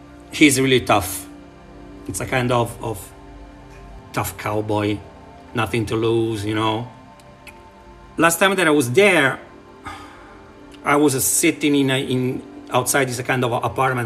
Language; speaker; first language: English; non-native, learner; Italian